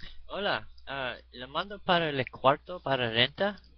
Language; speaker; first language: Spanish; non-native, learner; English